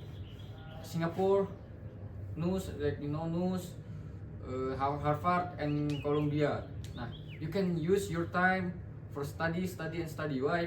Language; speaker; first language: English; non-native, learner; Indonesian